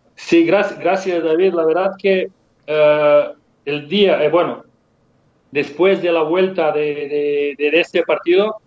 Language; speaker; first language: Spanish; non-native, fluent; Serbian